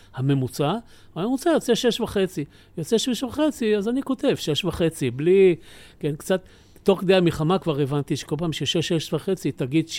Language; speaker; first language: Hebrew; native; Hebrew